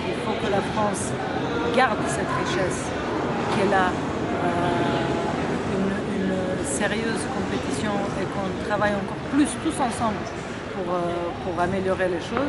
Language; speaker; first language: French; non-native, fluent; Serbian